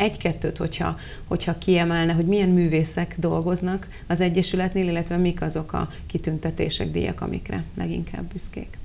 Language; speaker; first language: Hungarian; native; Hungarian